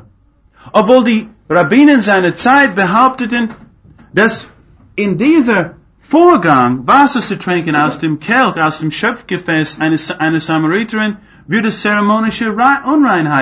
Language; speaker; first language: German; non-native, fluent; English